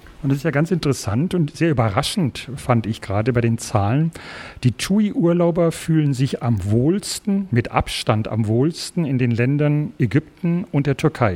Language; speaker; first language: German; native; German